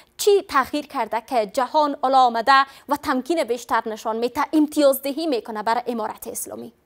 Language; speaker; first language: Persian; native; Persian